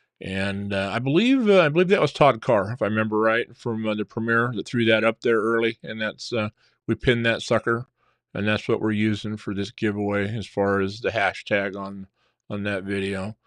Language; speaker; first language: English; native; English